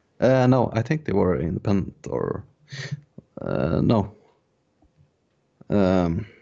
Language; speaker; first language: English; non-native, fluent; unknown